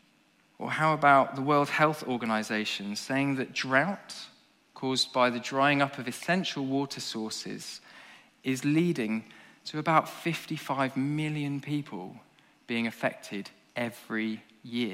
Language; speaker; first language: English; native; English